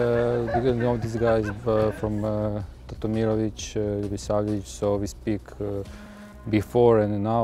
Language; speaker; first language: English; non-native, fluent; Croatian